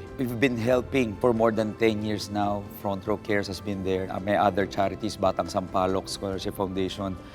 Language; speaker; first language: Filipino; native; Filipino